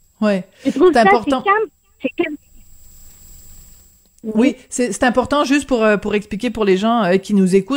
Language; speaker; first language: French; native; French